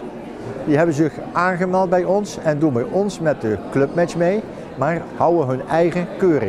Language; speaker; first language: Dutch; native; Dutch